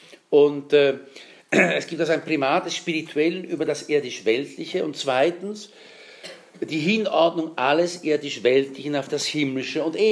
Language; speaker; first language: German; native; German